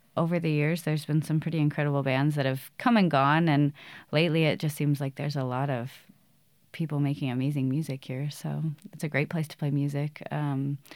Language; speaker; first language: English; native; English